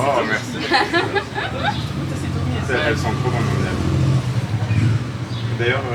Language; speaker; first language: French; native; French